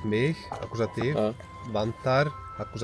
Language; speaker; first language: Swedish; non-native, fluent; Icelandic